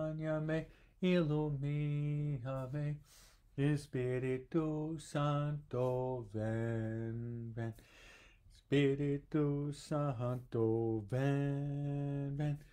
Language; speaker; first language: Spanish; non-native, fluent; English